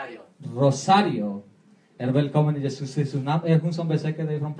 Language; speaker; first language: Swedish; non-native, learner; Spanish